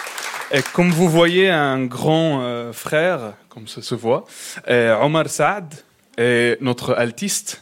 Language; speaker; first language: French; non-native, fluent; Arabic